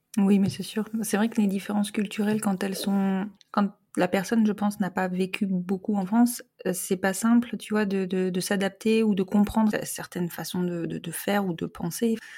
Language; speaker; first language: French; native; French